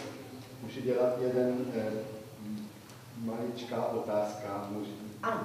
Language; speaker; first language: Czech; non-native, learner; Italian